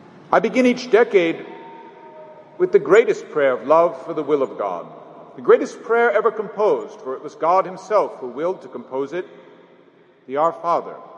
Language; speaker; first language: English; native; English